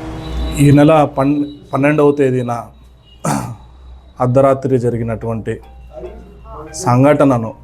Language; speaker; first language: Telugu; native; Telugu